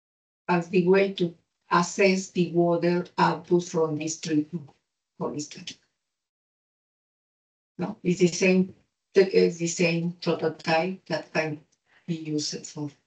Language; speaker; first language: English; non-native, learner; Spanish